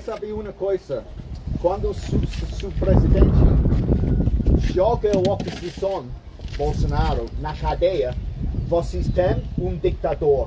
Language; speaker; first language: Portuguese; non-native, fluent; English